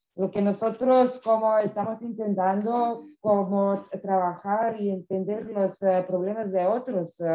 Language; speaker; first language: Spanish; non-native, fluent; Serbian